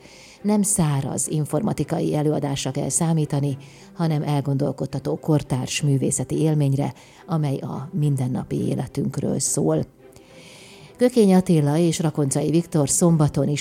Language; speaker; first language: Hungarian; native; Hungarian